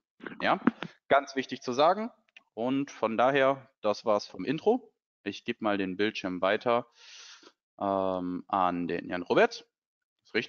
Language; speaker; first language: German; native; German